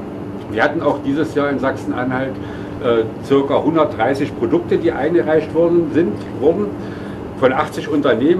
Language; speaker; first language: German; native; German